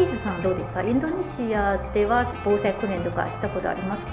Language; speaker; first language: Japanese; non-native, fluent; Chinese